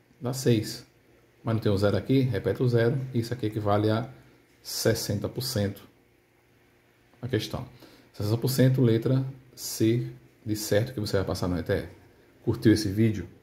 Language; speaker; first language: Portuguese; native; Portuguese